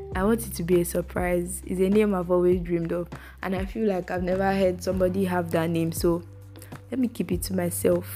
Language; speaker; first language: English; non-native, local second language; Yoruba